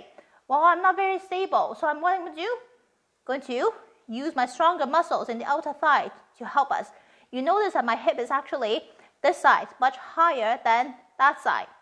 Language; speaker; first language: English; non-native, fluent; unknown